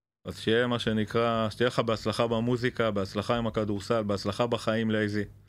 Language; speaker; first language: Hebrew; native; Hebrew